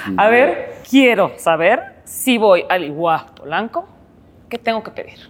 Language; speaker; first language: Spanish; native; Spanish